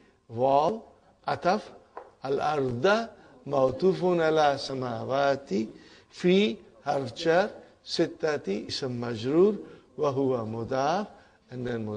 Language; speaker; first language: Arabic; non-native, fluent; Urdu